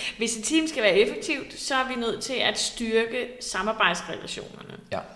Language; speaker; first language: Danish; native; Danish